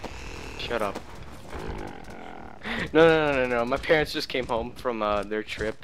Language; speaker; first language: English; native; English